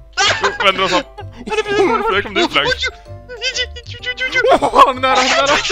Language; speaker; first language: Swedish; native; Swedish